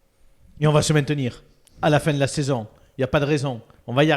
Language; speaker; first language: French; native; French